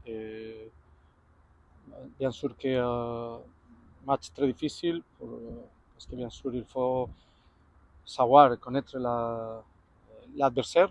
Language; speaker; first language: French; non-native, fluent; Spanish